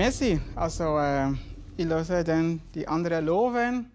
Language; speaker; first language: German; non-native, learner; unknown